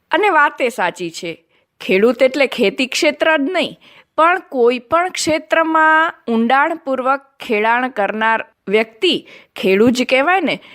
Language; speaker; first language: Gujarati; non-native, local second language; Kachhi